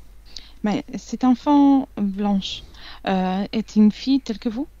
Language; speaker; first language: French; non-native, fluent; Italian